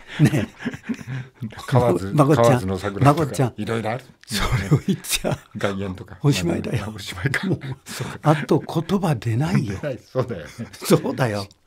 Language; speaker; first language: Japanese; native; Japanese